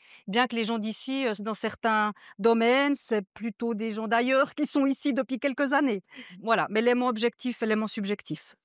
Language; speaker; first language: French; native; French